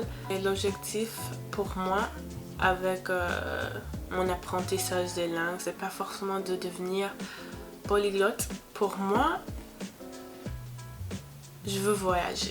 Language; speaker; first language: French; non-native, learner; English